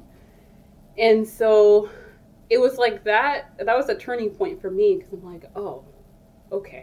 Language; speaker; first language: English; native; English